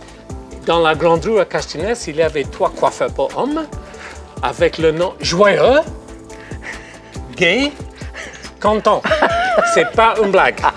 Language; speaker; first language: French; non-native, fluent; English